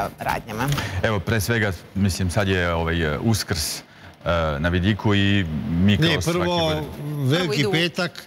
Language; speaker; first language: Croatian; non-native, fluent; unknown